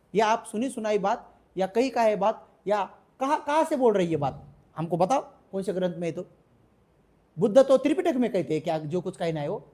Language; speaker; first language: Hindi; non-native, local second language; Marathi